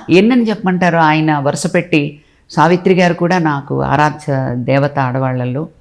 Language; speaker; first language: Telugu; native; Telugu